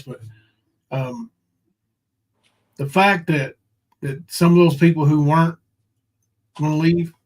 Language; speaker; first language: English; native; English